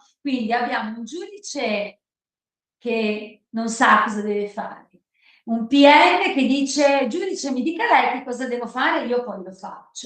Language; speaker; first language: Italian; native; Italian